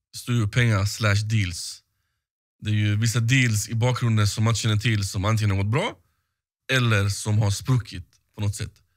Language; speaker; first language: Swedish; early bilingual, other home language; Arabic